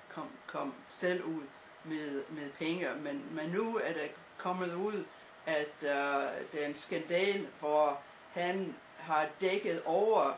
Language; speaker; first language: Danish; non-native, fluent; English